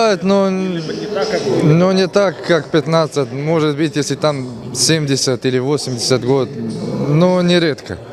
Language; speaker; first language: Russian; non-native, learner; Serbian